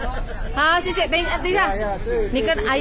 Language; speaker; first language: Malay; non-native, local second language; Javanese